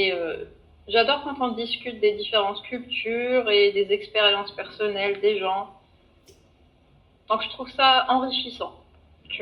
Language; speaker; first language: French; non-native, fluent; Arabic